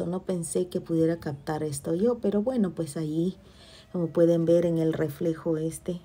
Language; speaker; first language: Spanish; native; Spanish